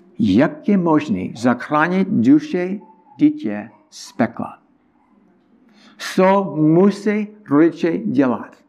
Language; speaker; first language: Czech; non-native, learner; English